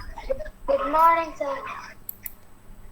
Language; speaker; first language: English; non-native, learner; Bangla